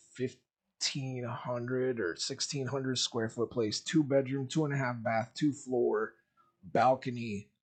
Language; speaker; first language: English; native; English